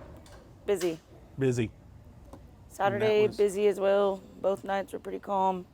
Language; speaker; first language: English; native; English